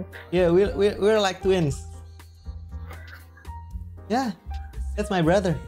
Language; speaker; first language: English; non-native, learner; Indonesian